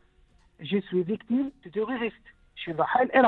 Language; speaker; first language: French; non-native, local second language; Arabic